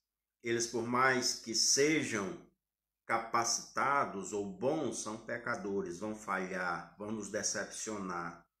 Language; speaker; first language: Portuguese; native; Portuguese